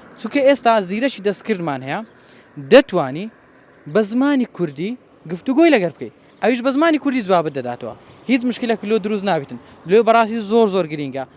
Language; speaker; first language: Central Kurdish; native; Central Kurdish